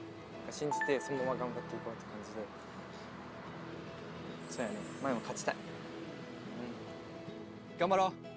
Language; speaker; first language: Japanese; native; Japanese